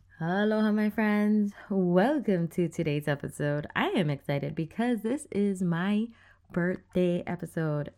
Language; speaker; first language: English; native; English